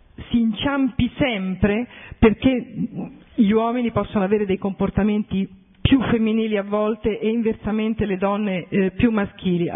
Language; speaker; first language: Italian; native; Italian